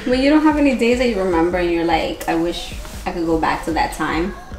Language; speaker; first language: English; early bilingual, other home language; Spanish